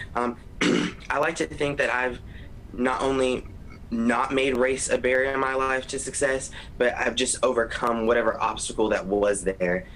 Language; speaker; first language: English; native; English